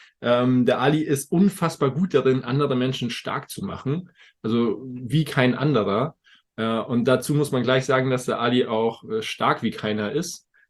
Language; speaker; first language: German; native; German